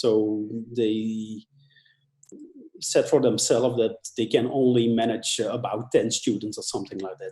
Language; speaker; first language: English; non-native, fluent; Dutch